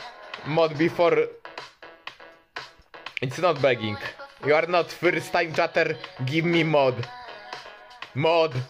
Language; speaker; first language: English; non-native, fluent; Polish